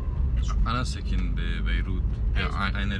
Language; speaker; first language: Arabic; non-native, learner; French